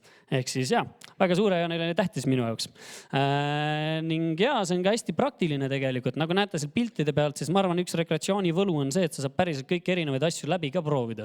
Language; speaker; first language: Estonian; native; Estonian